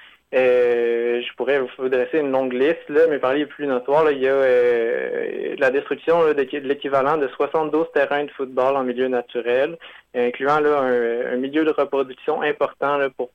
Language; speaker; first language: French; native; French